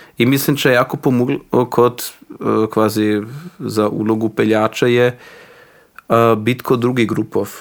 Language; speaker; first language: Slovenian; non-native, learner; Croatian